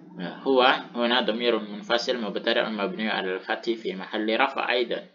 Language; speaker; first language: Arabic; non-native, fluent; Indonesian